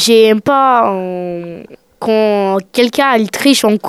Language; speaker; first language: French; non-native, learner; Romanian